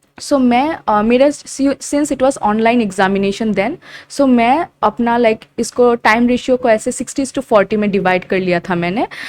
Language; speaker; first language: Hindi; non-native, local second language; Assamese